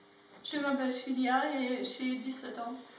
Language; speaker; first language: French; non-native, learner; German